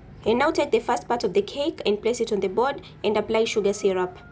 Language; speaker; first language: English; non-native, local second language; Swahili